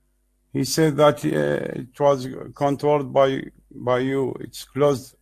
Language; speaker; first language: English; non-native, learner; Arabic